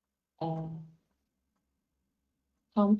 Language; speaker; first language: English; non-native, learner; Chinese